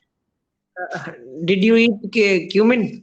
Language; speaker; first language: English; non-native, learner; Rajasthani